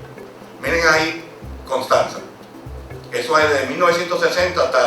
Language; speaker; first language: Spanish; native; Spanish